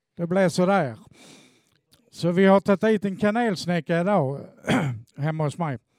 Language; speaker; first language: Swedish; native; Swedish